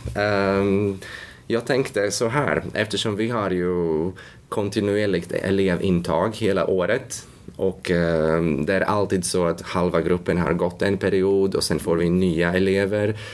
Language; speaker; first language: Swedish; non-native, fluent; Latvian